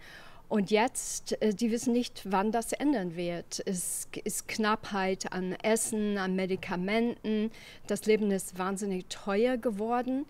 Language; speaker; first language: German; non-native, fluent; English